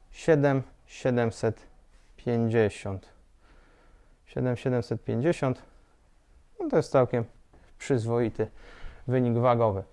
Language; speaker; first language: Polish; native; Polish